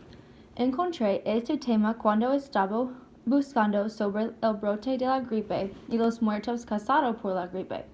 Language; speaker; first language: Spanish; non-native, learner; English